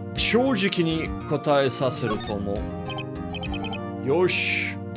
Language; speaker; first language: Japanese; non-native, learner; English